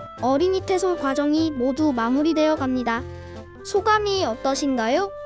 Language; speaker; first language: Korean; native; Korean